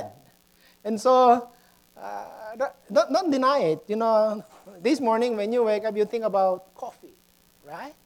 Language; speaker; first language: English; non-native, local second language; Pampanga